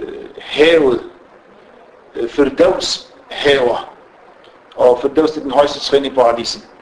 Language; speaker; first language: Danish; non-native, fluent; Arabic